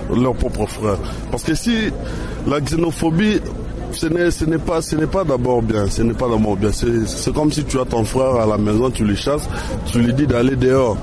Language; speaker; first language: French; non-native, local second language; Lingala